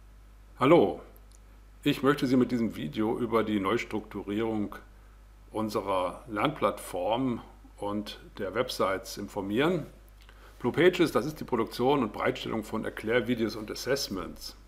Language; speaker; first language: German; native; German